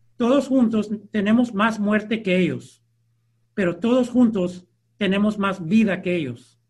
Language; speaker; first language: Spanish; early bilingual, heritage; Spanish